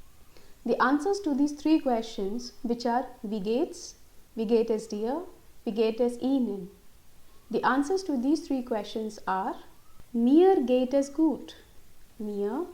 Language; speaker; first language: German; non-native, fluent; Hindi